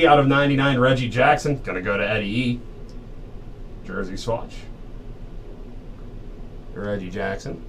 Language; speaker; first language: English; native; English